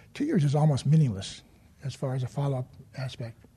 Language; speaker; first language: English; native; English